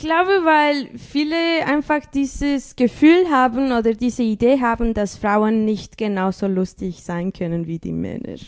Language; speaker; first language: German; early bilingual, other home language; Spanish